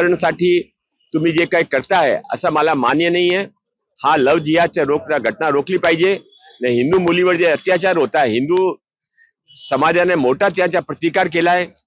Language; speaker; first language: Marathi; non-native, local second language; Hindi